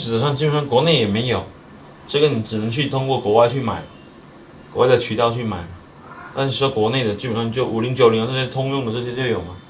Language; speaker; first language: Chinese; native; Chinese